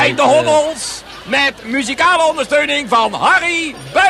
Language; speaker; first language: Dutch; native; Dutch